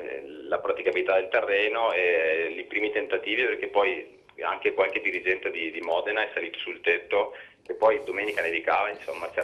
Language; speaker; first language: Italian; native; Italian